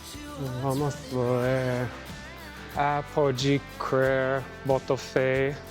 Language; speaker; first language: Portuguese; non-native, fluent; English